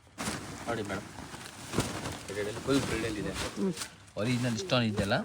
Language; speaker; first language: Kannada; non-native, local second language; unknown